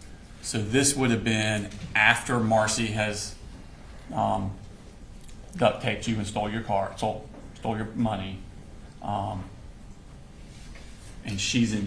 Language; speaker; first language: English; native; English